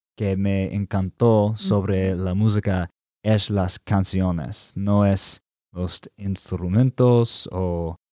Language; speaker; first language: Spanish; non-native, learner; English